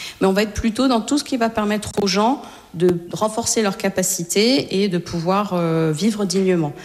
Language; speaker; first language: French; native; French